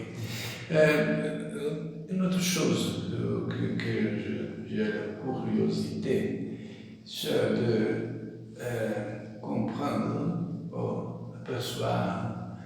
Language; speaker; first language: French; non-native, learner; Portuguese